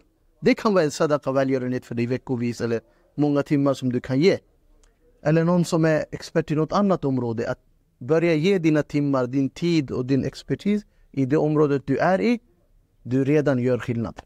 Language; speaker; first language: Swedish; non-native, fluent; Urdu